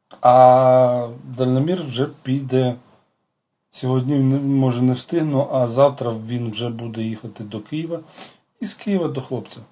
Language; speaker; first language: Ukrainian; non-native, local second language; Russian